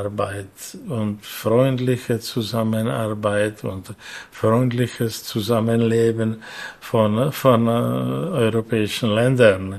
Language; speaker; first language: German; non-native, fluent; Czech